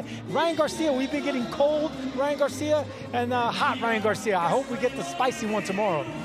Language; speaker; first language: English; native; English